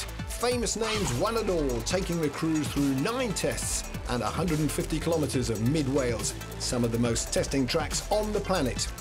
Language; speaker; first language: English; native; English